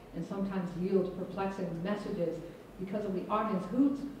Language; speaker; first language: English; non-native, fluent; Spanish